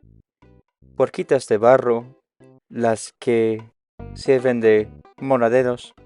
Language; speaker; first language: Spanish; non-native, learner; English